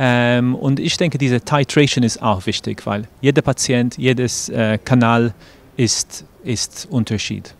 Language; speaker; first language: German; non-native, fluent; English